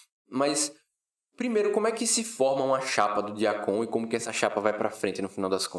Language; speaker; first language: Portuguese; native; Portuguese